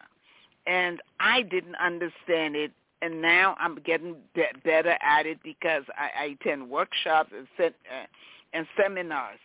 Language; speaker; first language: English; native; English